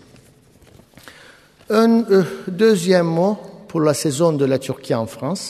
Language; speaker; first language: French; non-native, fluent; Turkish